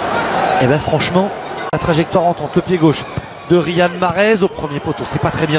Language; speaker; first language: French; native; French